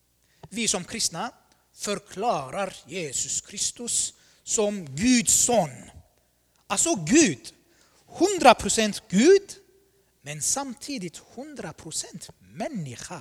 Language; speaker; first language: Swedish; non-native, fluent; Armenian